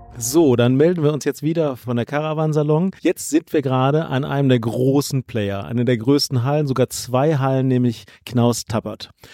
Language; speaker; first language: German; native; German